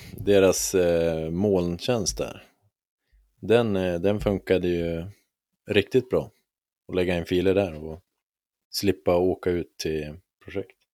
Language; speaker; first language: Swedish; native; Swedish